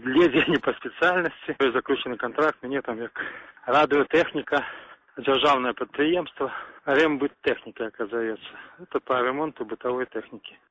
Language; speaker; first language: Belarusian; native; Belarusian